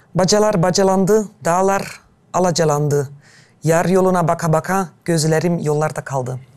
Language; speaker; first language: Turkish; early bilingual, heritage; Turkish